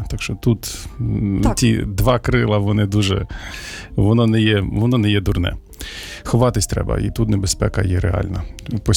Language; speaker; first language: Ukrainian; native; Ukrainian